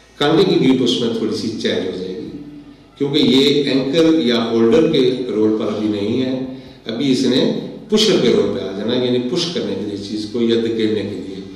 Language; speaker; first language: Urdu; non-native, local second language; Pahari-Potwari